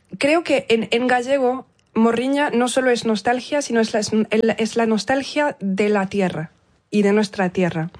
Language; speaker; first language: Spanish; early bilingual, heritage; Spanish